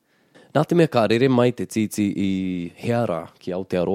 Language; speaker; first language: Māori; non-native, local second language; English